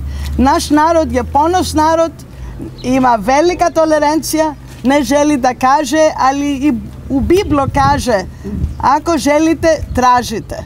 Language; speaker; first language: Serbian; non-native, learner; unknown